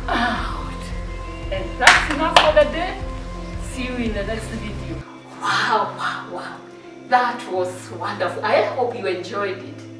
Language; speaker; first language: English; non-native, local second language; Swahili